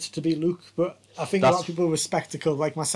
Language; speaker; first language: English; native; English